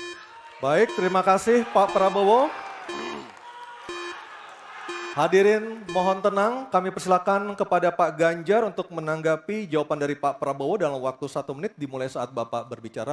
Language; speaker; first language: Indonesian; native; Indonesian